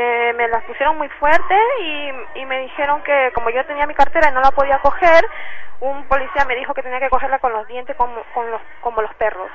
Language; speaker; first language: Spanish; native; Spanish